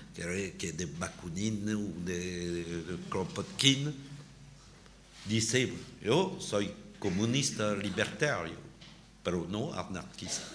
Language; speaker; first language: Spanish; non-native, learner; French